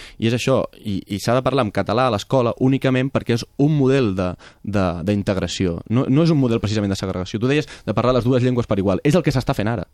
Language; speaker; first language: Catalan; native; Catalan